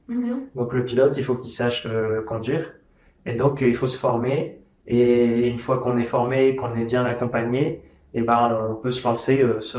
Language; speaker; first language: French; native; French